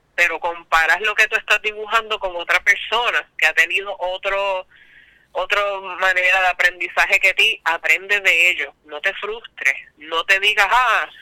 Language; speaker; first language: Spanish; native; Spanish